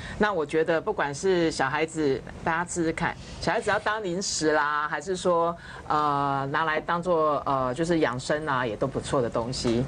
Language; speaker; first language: Chinese; native; Chinese